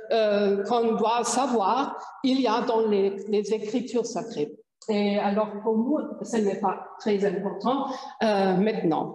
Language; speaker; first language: French; non-native, fluent; German